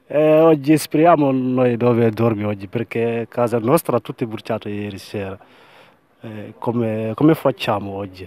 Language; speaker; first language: Italian; non-native, learner; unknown